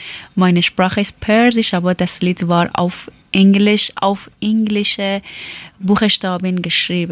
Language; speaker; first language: German; non-native, learner; Persian